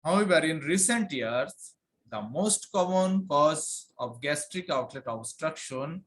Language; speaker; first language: English; non-native, local second language; Bangla